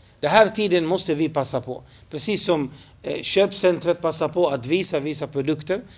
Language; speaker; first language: Swedish; non-native, fluent; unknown